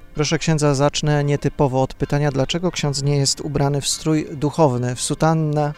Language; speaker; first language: Polish; native; Polish